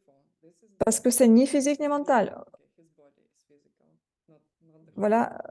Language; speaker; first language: French; non-native, fluent; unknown